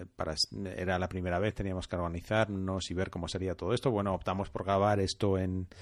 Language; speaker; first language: Spanish; non-native, fluent; French